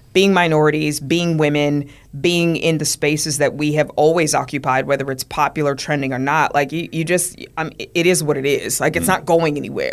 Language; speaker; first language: English; native; English